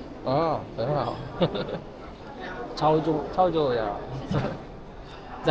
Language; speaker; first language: Chinese; non-native, learner; Amharic